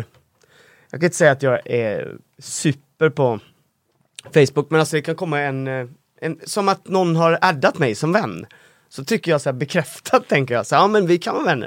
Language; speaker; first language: Swedish; native; Swedish